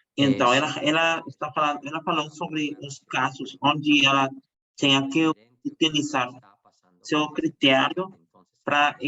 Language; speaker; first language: Portuguese; non-native, fluent; Spanish